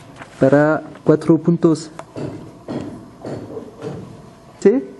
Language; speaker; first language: Spanish; non-native, fluent; French